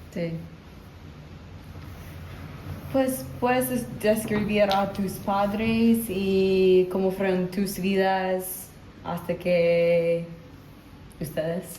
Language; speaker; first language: Spanish; non-native, learner; English